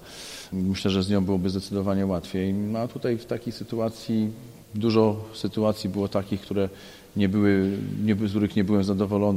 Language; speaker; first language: Polish; native; Polish